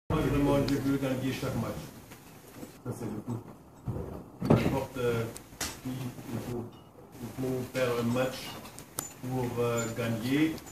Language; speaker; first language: French; non-native, fluent; German